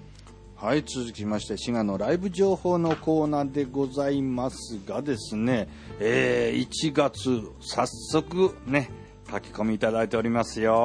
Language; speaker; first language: Japanese; native; Japanese